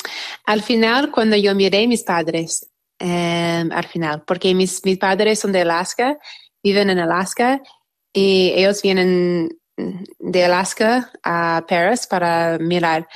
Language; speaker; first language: Spanish; non-native, learner; English